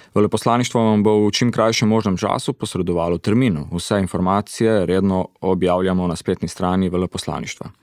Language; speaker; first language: Slovenian; early bilingual, heritage; Slovenian